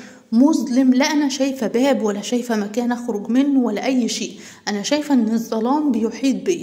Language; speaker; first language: Arabic; native; Arabic